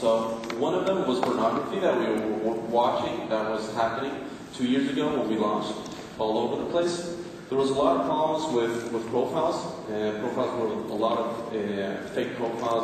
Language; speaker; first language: English; non-native, fluent; Spanish